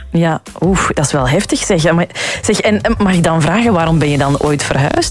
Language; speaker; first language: Dutch; native; Dutch